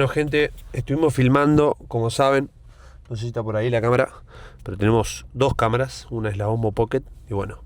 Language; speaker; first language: Spanish; native; Spanish